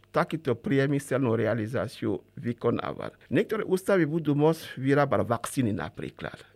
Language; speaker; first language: Slovak; non-native, fluent; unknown